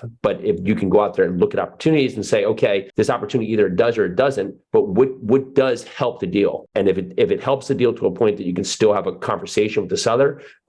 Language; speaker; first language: English; native; English